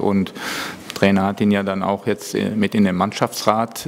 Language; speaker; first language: German; native; German